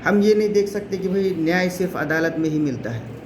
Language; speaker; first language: Hindi; non-native, local second language; Marathi